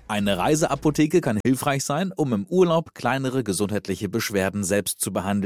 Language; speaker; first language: German; native; German